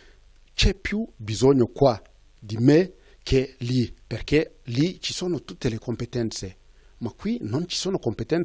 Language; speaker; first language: Italian; non-native, fluent; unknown